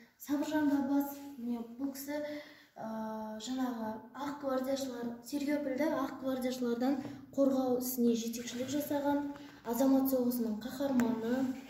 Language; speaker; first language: Kazakh; native; Kazakh